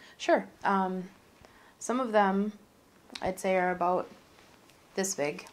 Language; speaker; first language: English; native; English